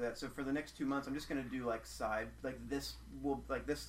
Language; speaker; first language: English; native; English